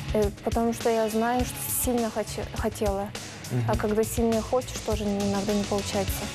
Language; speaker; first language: Russian; non-native, local second language; Turkish